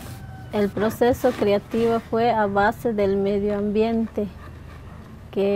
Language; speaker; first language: Spanish; non-native, local second language; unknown